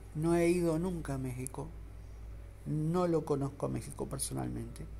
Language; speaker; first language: Spanish; native; Spanish